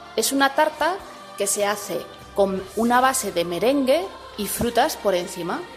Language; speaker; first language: Spanish; native; Spanish